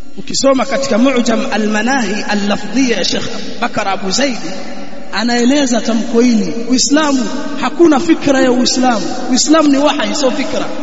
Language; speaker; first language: Swahili; native; Swahili